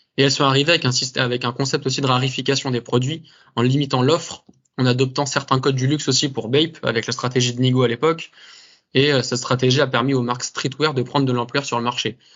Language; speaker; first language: French; native; French